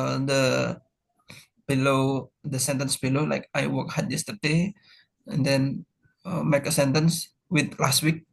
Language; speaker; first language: English; non-native, fluent; Indonesian